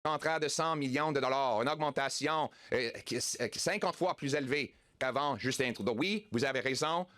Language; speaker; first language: French; non-native, local second language; English